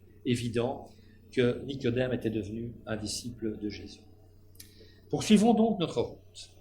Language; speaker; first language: French; native; French